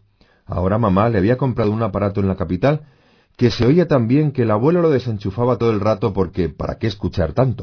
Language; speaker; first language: Spanish; native; Spanish